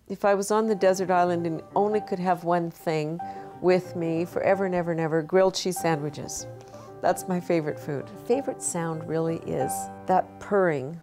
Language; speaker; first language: English; native; English